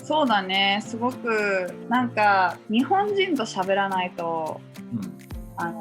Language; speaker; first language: Japanese; non-native, fluent; English